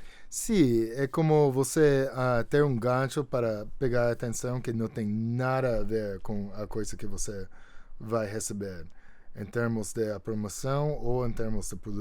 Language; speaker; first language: Portuguese; non-native, fluent; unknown